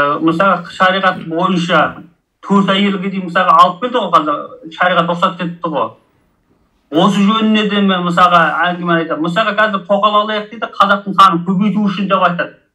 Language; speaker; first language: Kazakh; early bilingual, heritage; Kazakh